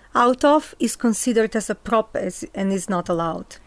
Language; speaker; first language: English; non-native, fluent; Macedonian